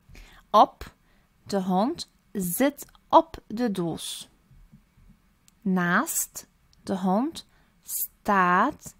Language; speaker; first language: Dutch; early bilingual, other home language; Turkish